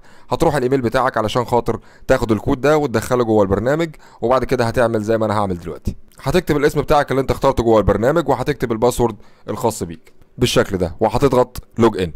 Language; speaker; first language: Arabic; native; Arabic